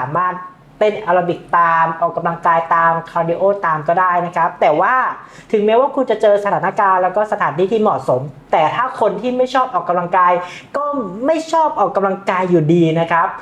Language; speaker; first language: Thai; native; Thai